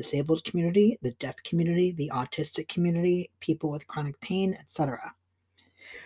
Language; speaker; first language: English; native; English